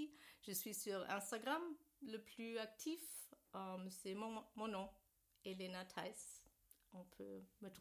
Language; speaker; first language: French; non-native, learner; German